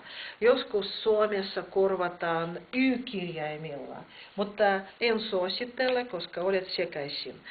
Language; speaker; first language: Finnish; non-native, fluent; Russian